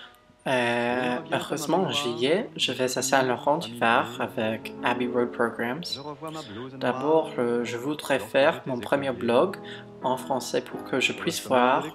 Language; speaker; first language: French; non-native, fluent; English